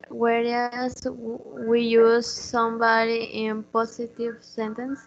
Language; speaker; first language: English; non-native, learner; Spanish